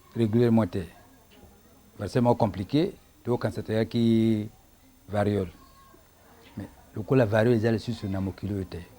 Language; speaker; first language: Lingala; native; Lingala